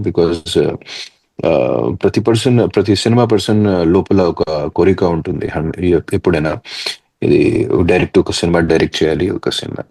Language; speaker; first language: Telugu; non-native, fluent; Hindi